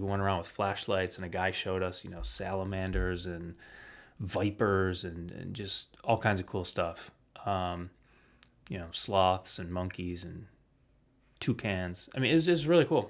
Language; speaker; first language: English; native; English